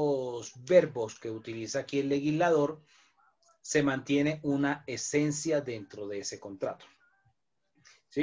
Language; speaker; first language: Spanish; native; Spanish